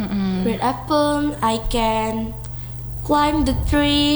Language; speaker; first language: English; non-native, learner; Indonesian